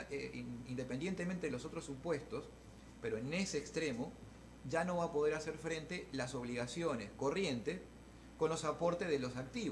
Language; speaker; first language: Spanish; native; Spanish